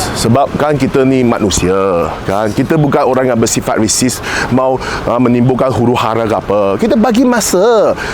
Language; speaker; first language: Malay; non-native, local second language; Chinese